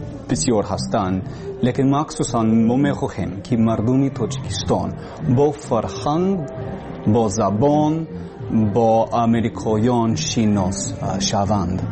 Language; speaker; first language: Persian; non-native, learner; English